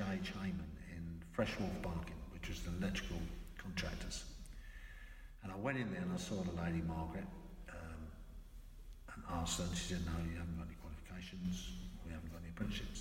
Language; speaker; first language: English; native; English